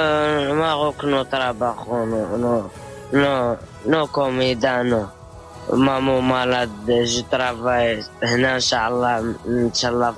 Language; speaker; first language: Spanish; non-native, learner; Arabic